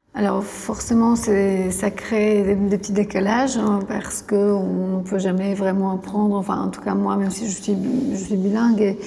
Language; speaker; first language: French; non-native, fluent; Bulgarian